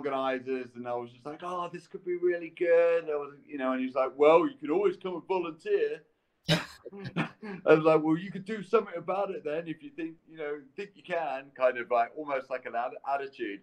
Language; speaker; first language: English; native; English